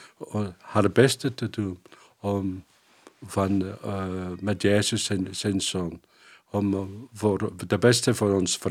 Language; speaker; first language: Dutch; non-native, fluent; Spanish